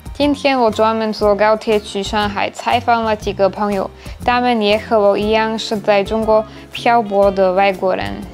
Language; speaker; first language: Chinese; non-native, fluent; Slovak